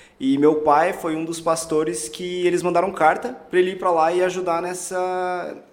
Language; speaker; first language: Portuguese; early bilingual, heritage; Portuguese